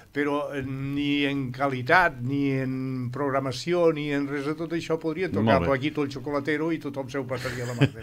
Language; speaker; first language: Catalan; native; Catalan